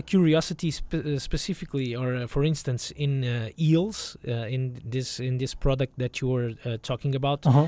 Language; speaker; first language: English; non-native, fluent; Portuguese